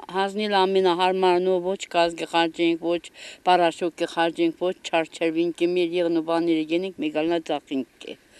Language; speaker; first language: Armenian; native; Armenian